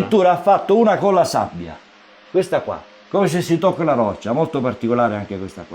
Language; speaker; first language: Italian; native; Italian